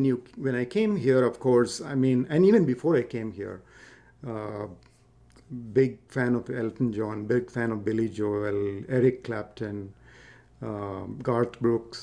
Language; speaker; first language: English; non-native, local second language; Tamil